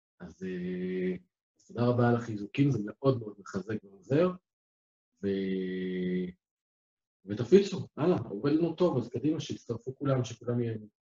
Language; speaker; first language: Hebrew; native; Hebrew